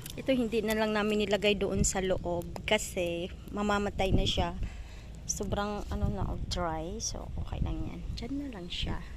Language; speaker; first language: Filipino; non-native, local second language; Cebuano